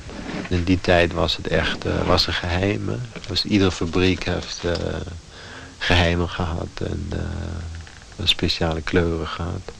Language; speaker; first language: Dutch; non-native, fluent; German